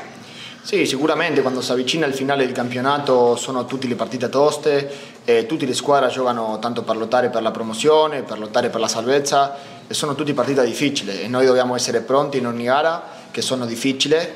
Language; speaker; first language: Italian; non-native, fluent; Spanish